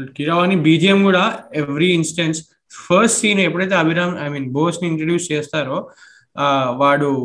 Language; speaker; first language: Telugu; native; Telugu